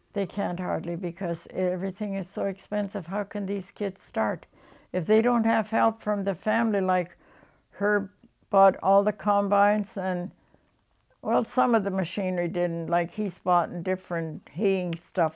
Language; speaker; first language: English; early bilingual, other home language; German